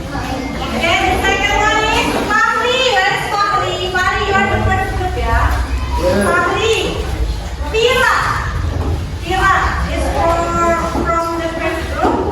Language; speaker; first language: English; non-native, fluent; Indonesian